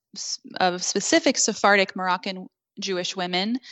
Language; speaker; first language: English; native; English